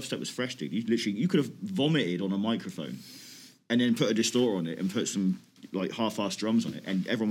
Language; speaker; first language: English; native; English